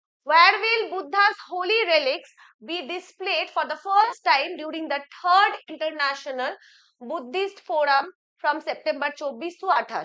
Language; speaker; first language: English; non-native, local second language; Bangla